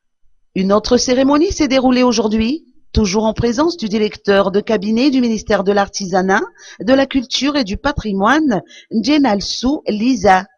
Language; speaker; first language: French; non-native, local second language; Malagasy